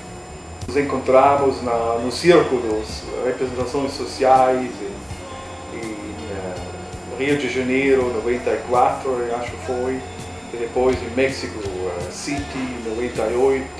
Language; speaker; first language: Portuguese; non-native, learner; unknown